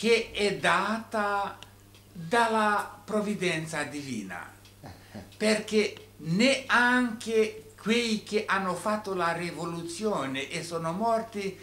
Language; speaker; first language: Italian; non-native, fluent; Romanian